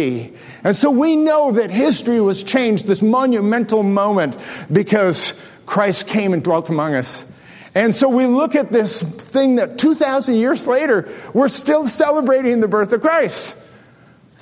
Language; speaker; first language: English; native; English